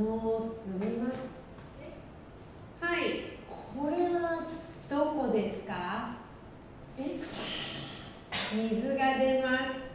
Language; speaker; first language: Japanese; non-native, learner; Indonesian